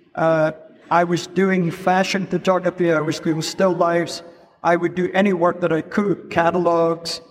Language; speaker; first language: English; native; English